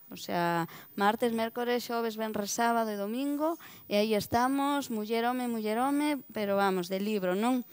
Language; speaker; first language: Galician; native; Galician